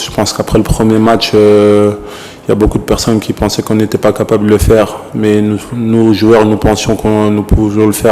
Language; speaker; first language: French; native; French